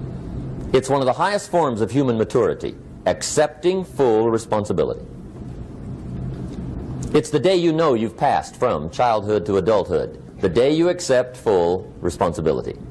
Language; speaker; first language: English; native; English